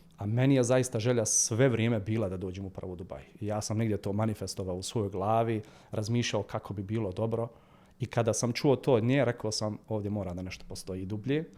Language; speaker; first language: Bosnian; native; Bosnian